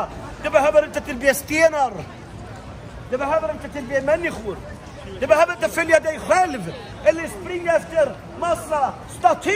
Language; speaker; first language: Swedish; non-native, fluent; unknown